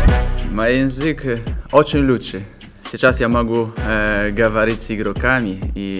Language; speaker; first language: Russian; non-native, learner; Polish